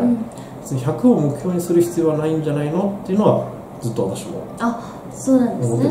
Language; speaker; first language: Japanese; native; Japanese